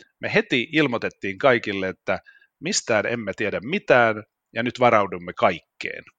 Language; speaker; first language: Finnish; non-native, local second language; Swedish